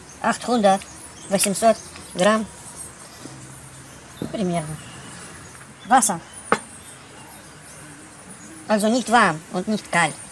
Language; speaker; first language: German; non-native, learner; Russian